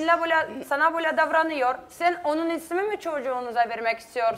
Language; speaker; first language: Turkish; non-native, learner; Russian